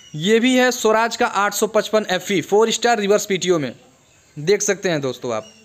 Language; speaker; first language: Hindi; native; Hindi